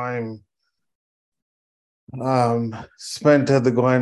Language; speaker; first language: English; native; English